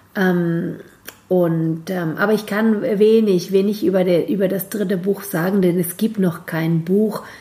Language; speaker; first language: German; non-native, fluent; Spanish